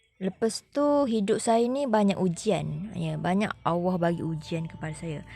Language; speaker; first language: Malay; native; Malay